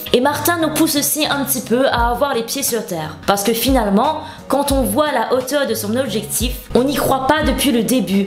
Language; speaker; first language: French; native; French